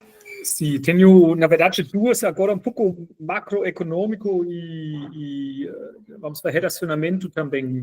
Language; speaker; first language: Portuguese; non-native, fluent; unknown